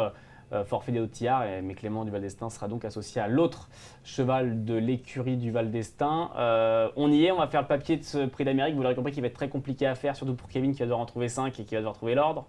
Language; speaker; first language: French; native; French